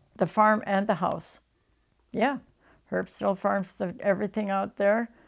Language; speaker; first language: English; early bilingual, other home language; German